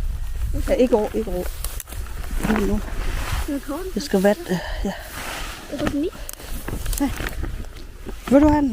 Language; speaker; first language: Danish; non-native, learner; Thai